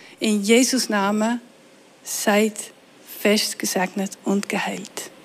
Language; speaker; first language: German; non-native, fluent; Dutch